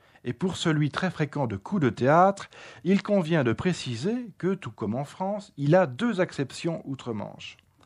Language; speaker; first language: French; native; French